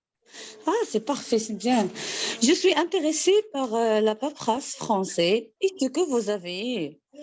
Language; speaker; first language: French; non-native, learner; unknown